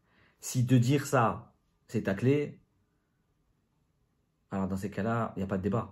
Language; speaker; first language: French; native; French